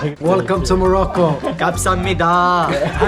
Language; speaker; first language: English; non-native, learner; Arabic